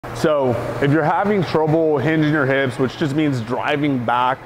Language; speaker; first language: English; native; English